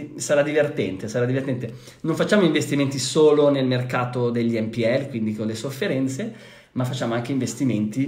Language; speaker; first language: Italian; native; Italian